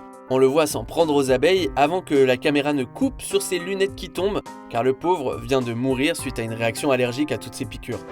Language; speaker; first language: French; native; French